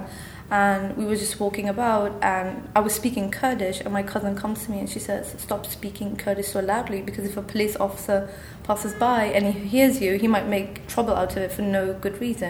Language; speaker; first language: English; non-native, fluent; Kurdish